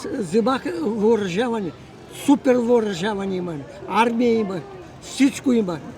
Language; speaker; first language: Bulgarian; native; Bulgarian